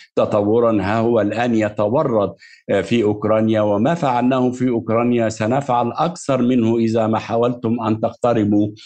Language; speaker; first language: Arabic; native; Arabic